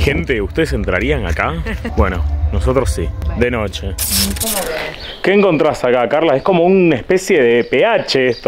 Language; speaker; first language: Spanish; native; Spanish